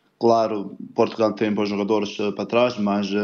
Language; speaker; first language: Portuguese; non-native, learner; Bosnian